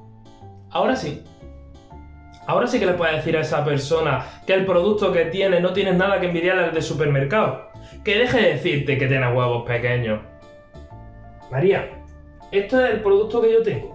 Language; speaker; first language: Spanish; native; Spanish